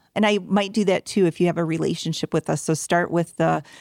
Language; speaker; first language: English; native; English